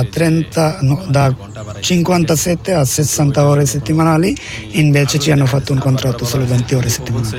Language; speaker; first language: Italian; non-native, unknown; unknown